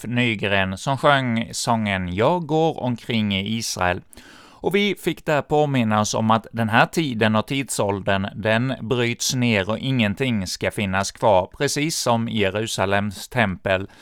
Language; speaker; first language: Swedish; native; Swedish